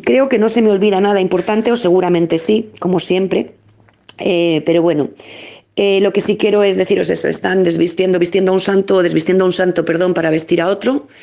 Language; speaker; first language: Spanish; native; Spanish